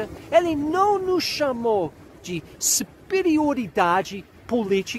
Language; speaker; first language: Portuguese; non-native, fluent; English